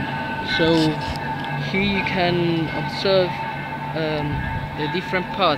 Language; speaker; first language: English; non-native, learner; Spanish